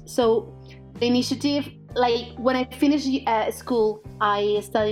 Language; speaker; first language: English; non-native, fluent; Spanish